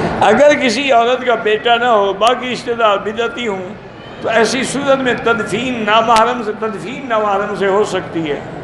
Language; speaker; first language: Urdu; early bilingual, heritage; Urdu